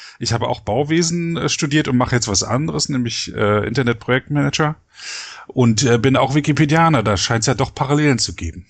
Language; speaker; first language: German; native; German